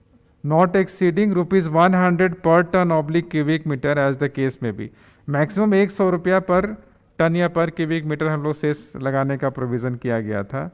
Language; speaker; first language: Hindi; native; Hindi